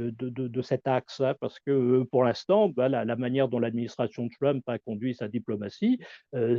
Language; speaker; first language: French; native; French